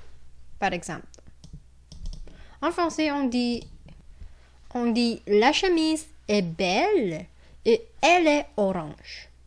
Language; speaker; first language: French; non-native, fluent; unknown